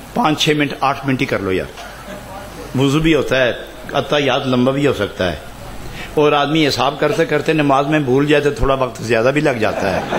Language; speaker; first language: Urdu; non-native, local second language; Punjabi